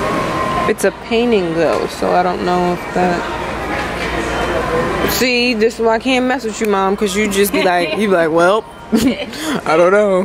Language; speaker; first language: English; native; English